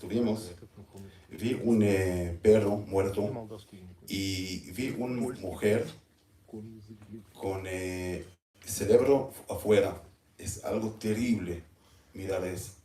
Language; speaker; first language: Spanish; non-native, learner; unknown